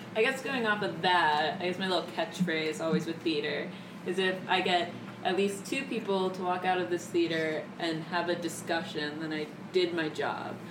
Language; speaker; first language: English; native; English